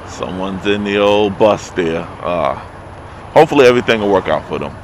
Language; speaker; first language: English; native; English